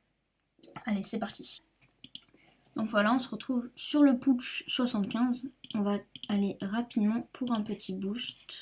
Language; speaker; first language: French; native; French